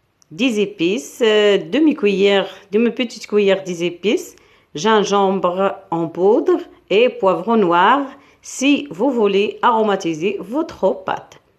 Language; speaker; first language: French; non-native, local second language; Arabic